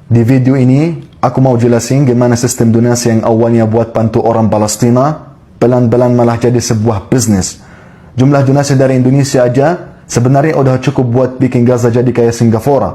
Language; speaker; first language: Indonesian; non-native, fluent; Arabic